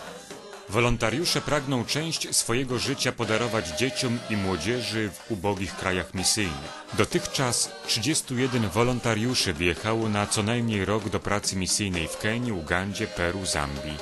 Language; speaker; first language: Polish; native; Polish